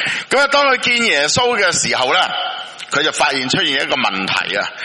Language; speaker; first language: Cantonese; native; Cantonese